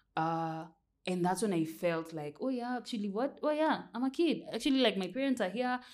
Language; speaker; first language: English; non-native, local second language; Kamba